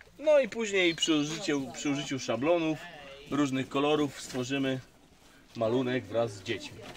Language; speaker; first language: Polish; native; Polish